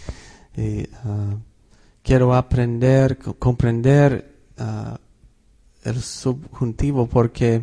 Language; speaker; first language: Spanish; non-native, fluent; English